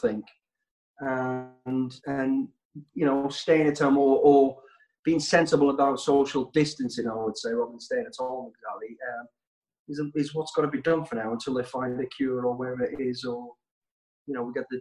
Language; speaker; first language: English; native; English